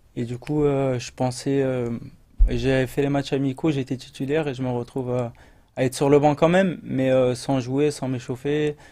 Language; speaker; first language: French; native; French